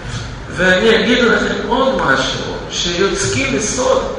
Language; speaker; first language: Hebrew; non-native, fluent; Russian